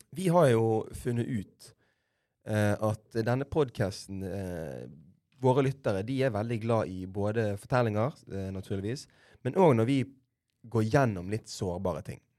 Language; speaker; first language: Norwegian; native; Norwegian